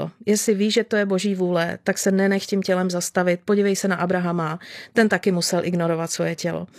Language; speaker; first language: Czech; native; Czech